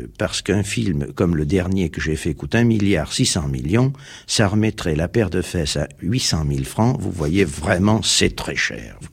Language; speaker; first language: French; early bilingual, other home language; Armenian